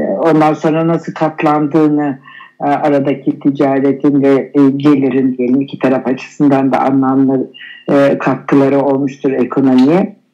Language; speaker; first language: Turkish; native; Turkish